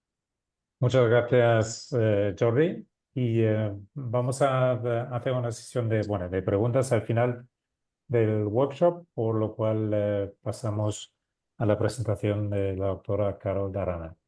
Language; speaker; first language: Spanish; non-native, fluent; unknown